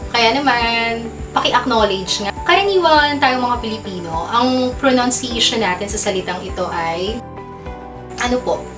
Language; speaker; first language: Filipino; native; Filipino